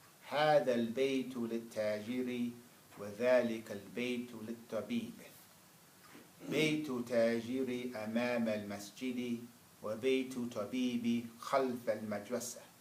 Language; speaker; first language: Arabic; non-native, fluent; English